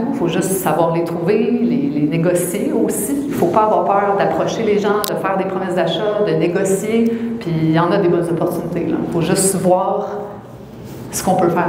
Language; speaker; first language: French; native; French